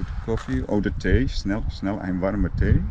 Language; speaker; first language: German; non-native, learner; Dutch